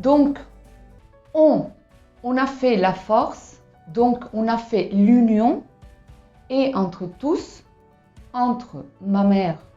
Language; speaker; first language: French; non-native, fluent; Spanish